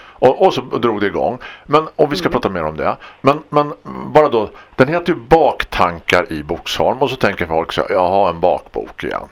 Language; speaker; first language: Swedish; native; Swedish